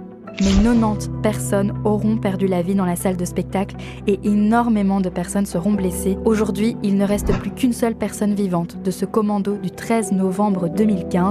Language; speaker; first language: French; native; French